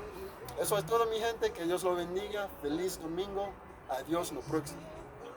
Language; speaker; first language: Spanish; non-native, fluent; Haitian Creole